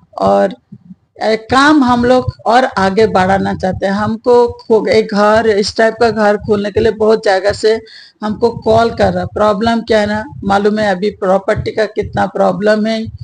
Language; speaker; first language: Hindi; non-native, local second language; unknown